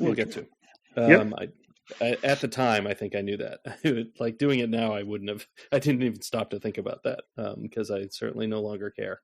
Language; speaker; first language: English; native; English